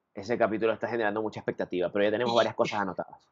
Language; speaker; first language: Spanish; native; Spanish